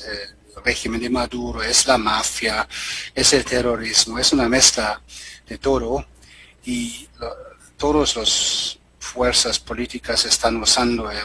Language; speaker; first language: Spanish; non-native, fluent; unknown